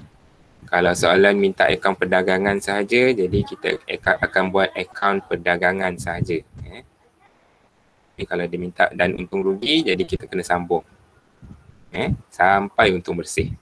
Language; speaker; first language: Malay; native; Malay